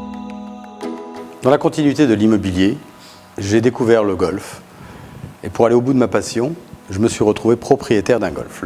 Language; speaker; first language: French; early bilingual, other home language; Arabic